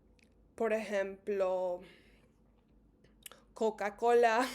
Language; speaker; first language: Spanish; non-native, fluent; English